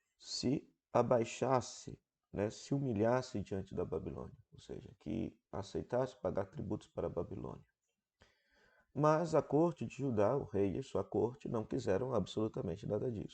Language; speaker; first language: Portuguese; native; Portuguese